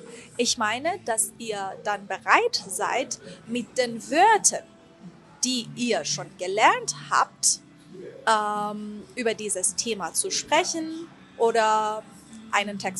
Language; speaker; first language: German; non-native, fluent; Persian